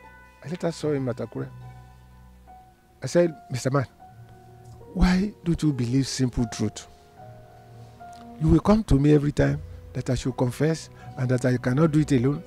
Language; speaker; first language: English; non-native, local second language; Yoruba